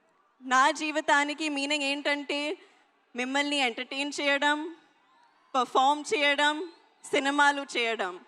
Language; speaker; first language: Telugu; non-native, learner; Hindi